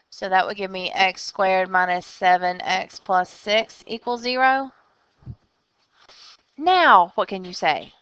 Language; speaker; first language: English; native; English